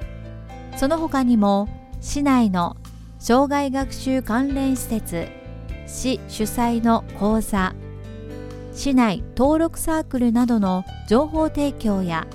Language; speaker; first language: Japanese; native; Japanese